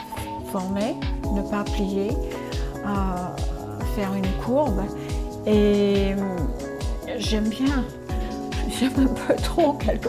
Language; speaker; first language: French; non-native, fluent; English